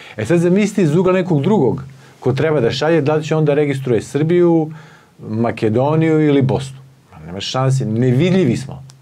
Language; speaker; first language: Serbian; native; Serbian